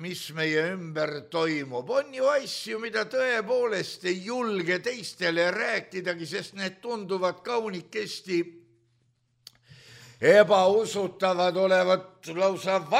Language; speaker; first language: Estonian; native; Estonian